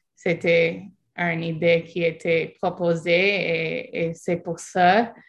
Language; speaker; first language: French; non-native, fluent; English